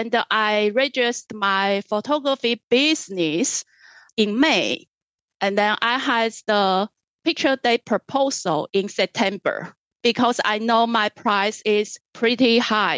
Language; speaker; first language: English; non-native, fluent; Chinese